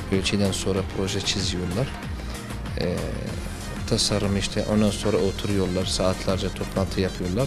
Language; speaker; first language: Turkish; non-native, learner; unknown